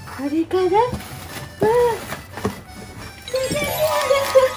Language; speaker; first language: Japanese; native; Japanese